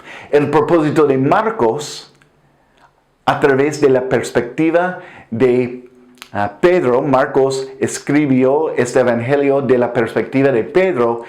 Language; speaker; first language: Spanish; non-native, fluent; English